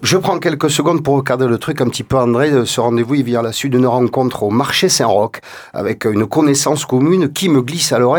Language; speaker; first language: French; native; French